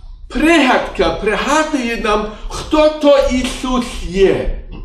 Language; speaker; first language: Ukrainian; early bilingual, other home language; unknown